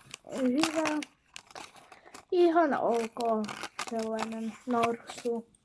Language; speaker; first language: Finnish; non-native, learner; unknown